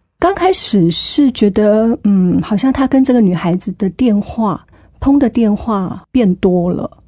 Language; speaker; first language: Chinese; native; Chinese